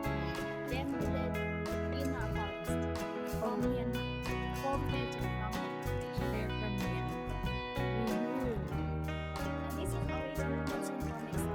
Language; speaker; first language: English; non-native, learner; Thai